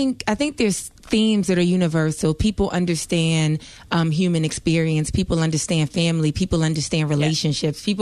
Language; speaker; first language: English; native; English